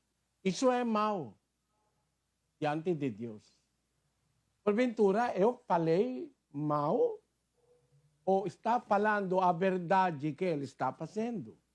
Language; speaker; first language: Portuguese; non-native, learner; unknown